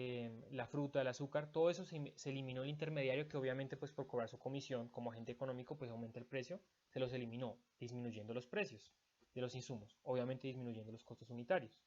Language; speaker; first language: Spanish; native; Spanish